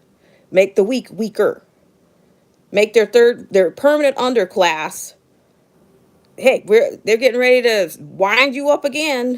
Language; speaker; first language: English; native; English